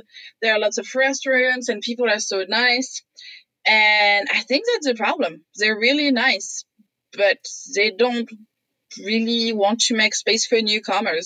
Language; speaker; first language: English; non-native, fluent; French